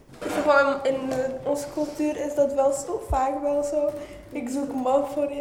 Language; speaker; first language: Dutch; early bilingual, other home language; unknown